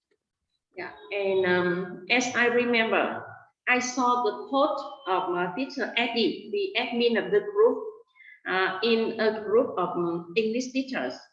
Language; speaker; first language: English; non-native, fluent; Vietnamese